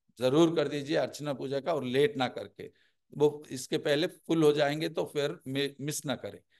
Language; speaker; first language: Hindi; non-native, local second language; Telugu